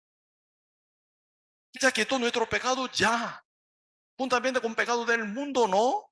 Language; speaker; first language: Spanish; non-native, learner; Korean